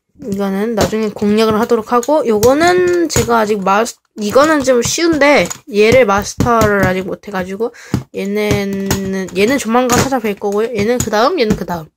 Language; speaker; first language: Korean; native; Korean